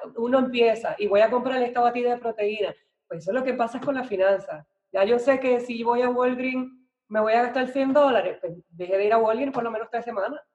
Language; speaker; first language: Spanish; native; Spanish